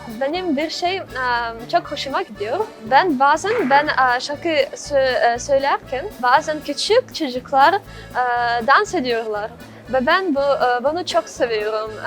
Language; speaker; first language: Turkish; non-native, learner; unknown